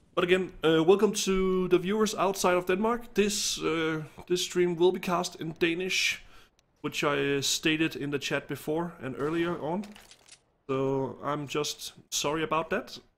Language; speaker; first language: English; non-native, fluent; Danish